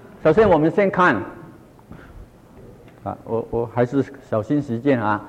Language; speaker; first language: Chinese; non-native, local second language; Cantonese